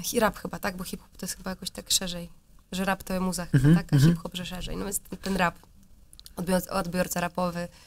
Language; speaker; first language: Polish; native; Polish